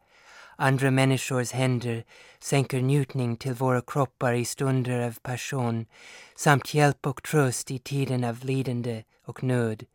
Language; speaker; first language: Swedish; non-native, fluent; English